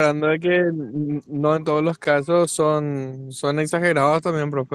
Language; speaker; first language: Spanish; native; Spanish